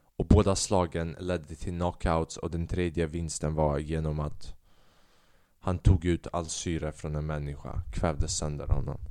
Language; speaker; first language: Swedish; early bilingual, other home language; Albanian